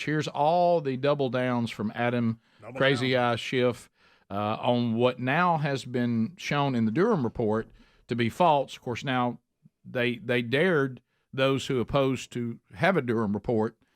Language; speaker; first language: English; native; English